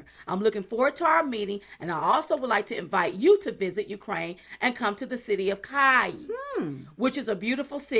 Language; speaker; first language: English; native; English